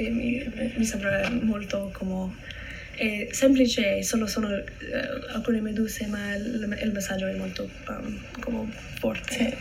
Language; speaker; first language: Italian; non-native, learner; English